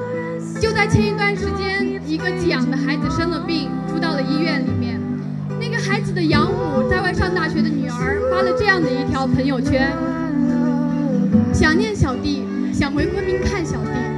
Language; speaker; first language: Chinese; native; Chinese